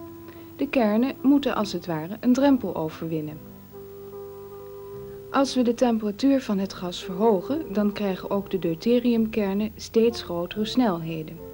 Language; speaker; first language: Dutch; native; Dutch